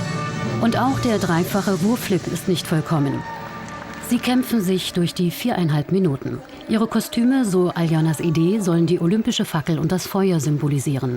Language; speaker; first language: German; native; German